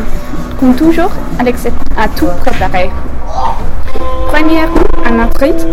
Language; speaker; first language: French; non-native, learner; English